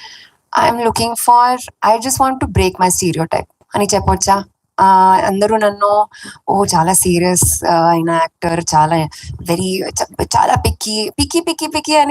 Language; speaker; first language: Telugu; non-native, fluent; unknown